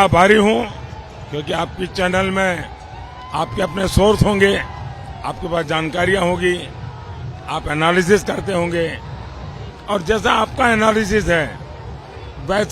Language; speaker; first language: Hindi; non-native, local second language; Gujarati